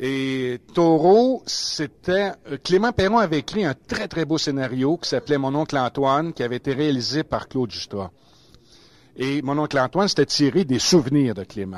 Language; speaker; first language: French; native; French